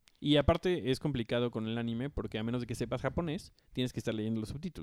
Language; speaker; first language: Spanish; native; Spanish